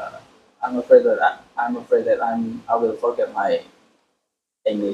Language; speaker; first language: English; non-native, local second language; Indonesian